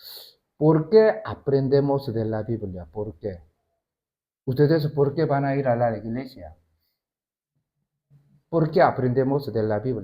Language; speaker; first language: Spanish; non-native, learner; Korean